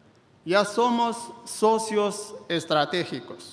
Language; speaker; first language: Spanish; non-native, fluent; Chinese